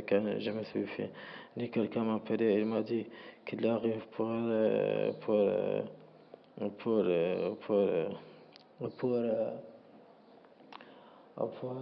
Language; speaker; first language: French; non-native, learner; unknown